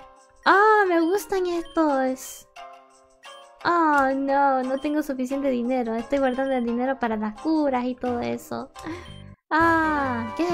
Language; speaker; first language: Spanish; early bilingual, heritage; English